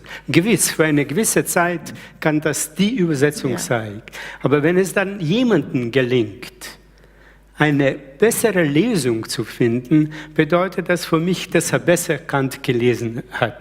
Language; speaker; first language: German; early bilingual, other home language; Slovenian